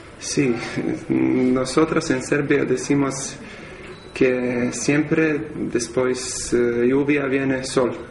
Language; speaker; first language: Spanish; non-native, learner; Serbian